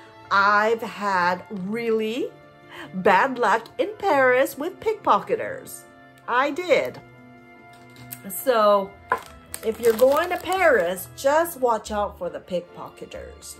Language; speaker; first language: English; native; English